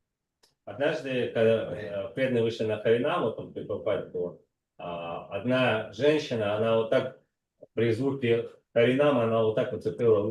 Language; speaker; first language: Russian; native; Russian